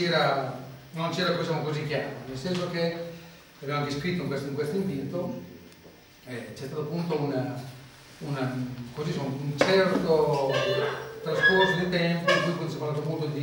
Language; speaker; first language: Italian; native; Italian